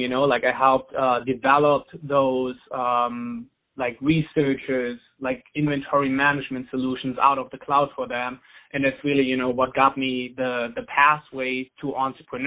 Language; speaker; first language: English; non-native, fluent; German